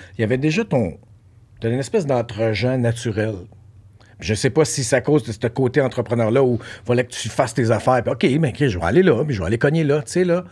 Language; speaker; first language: French; native; French